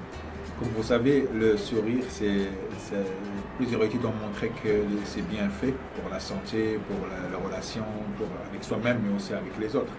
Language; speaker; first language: French; non-native, local second language; Arabic